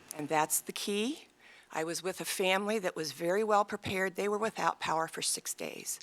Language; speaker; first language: English; native; English